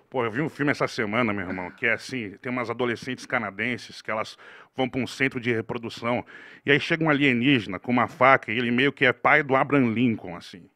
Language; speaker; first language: Portuguese; native; Portuguese